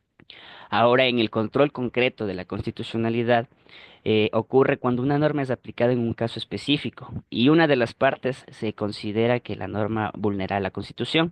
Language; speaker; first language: Spanish; native; Spanish